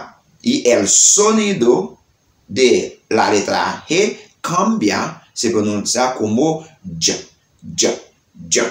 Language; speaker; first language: Spanish; non-native, learner; Haitian Creole